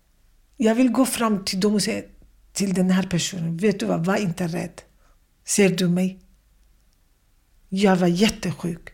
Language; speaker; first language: Swedish; non-native, fluent; Kurdish